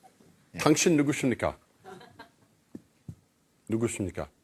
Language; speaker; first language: Korean; non-native, fluent; English